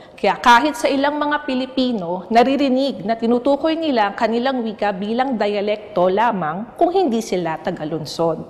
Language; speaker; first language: Filipino; native; Filipino